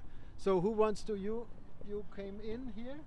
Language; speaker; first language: English; non-native, fluent; German